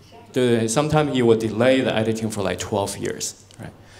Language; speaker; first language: English; non-native, fluent; Chinese